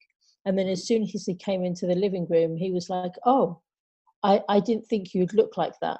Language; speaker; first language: English; native; English